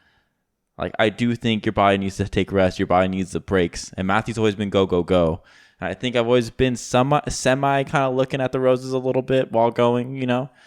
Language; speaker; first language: English; native; English